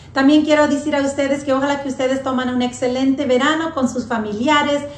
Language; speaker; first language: Spanish; early bilingual, heritage; English